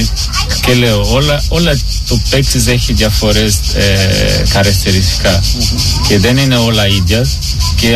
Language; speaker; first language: Greek; non-native, learner; Portuguese